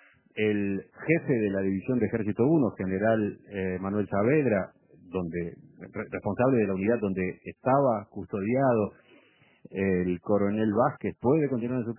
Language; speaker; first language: Spanish; native; Spanish